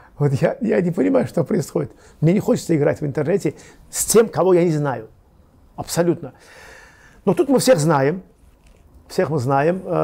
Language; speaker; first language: Russian; non-native, local second language; Azerbaijani